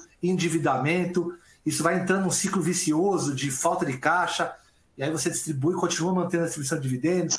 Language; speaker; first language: Portuguese; native; Portuguese